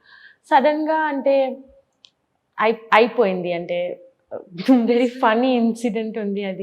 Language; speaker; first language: Telugu; non-native, learner; Bangla